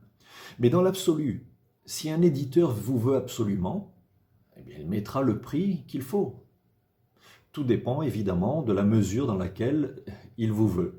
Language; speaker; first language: French; native; French